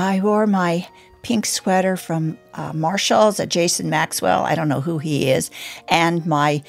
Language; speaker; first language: English; native; English